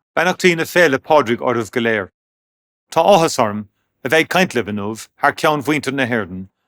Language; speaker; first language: Irish; non-native, local second language; English